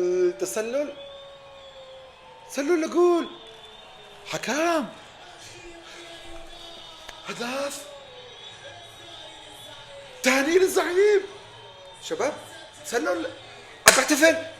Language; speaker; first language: Arabic; native; Arabic